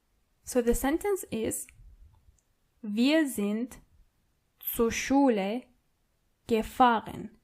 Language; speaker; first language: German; non-native, fluent; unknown